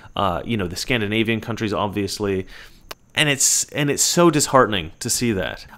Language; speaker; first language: English; native; English